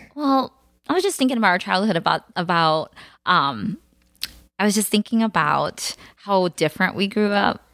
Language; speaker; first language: English; early bilingual, other home language; Khmer